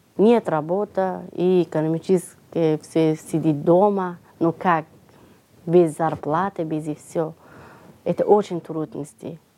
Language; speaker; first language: Russian; non-native, learner; Persian